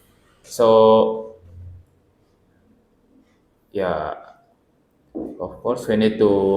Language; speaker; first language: English; non-native, learner; Indonesian